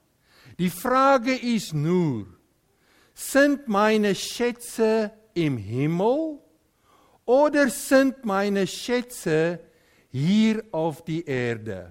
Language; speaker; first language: German; non-native, fluent; Dutch